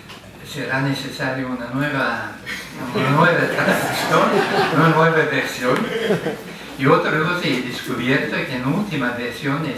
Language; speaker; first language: Spanish; non-native, fluent; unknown